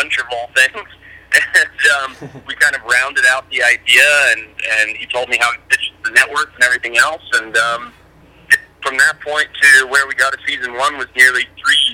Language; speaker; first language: English; native; English